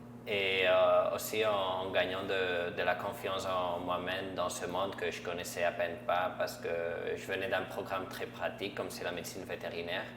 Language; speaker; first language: French; non-native, fluent; Catalan